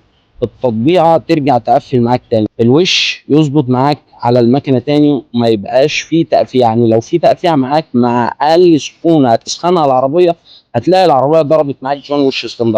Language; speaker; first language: Arabic; native; Arabic